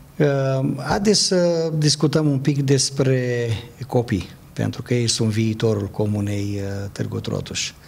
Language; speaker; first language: Romanian; native; Romanian